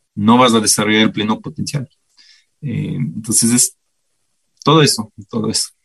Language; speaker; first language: Spanish; non-native, fluent; French